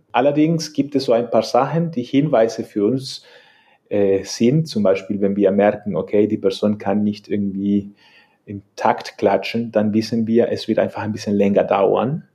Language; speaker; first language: German; non-native, fluent; Spanish